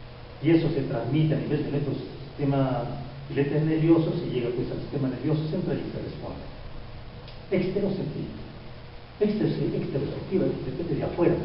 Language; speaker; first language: Spanish; native; Spanish